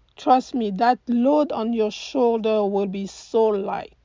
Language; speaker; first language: English; non-native, fluent; French